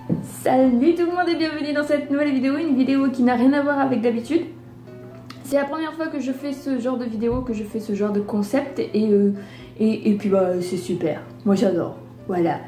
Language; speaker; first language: French; native; French